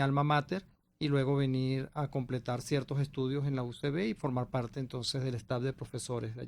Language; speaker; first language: Spanish; native; Spanish